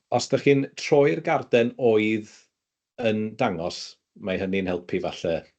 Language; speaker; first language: Welsh; native; Welsh